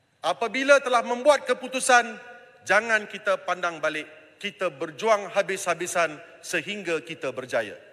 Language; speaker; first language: Malay; non-native, local second language; Tamil